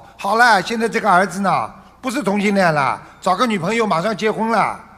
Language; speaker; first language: Chinese; non-native, local second language; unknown